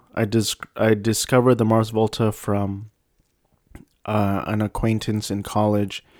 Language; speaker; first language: English; native; English